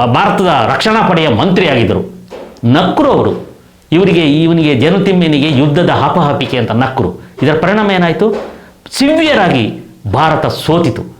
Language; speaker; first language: Kannada; non-native, local second language; Kodava